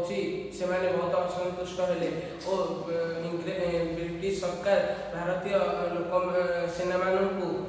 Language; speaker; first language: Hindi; non-native, local second language; Odia